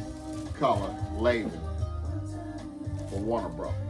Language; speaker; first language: English; native; English